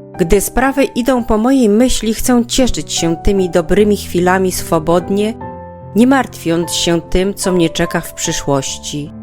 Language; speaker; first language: Polish; native; Polish